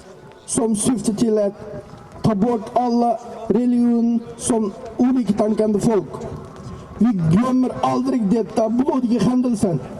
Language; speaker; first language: Swedish; non-native, learner; Uyghur